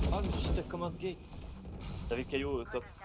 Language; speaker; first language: French; native; French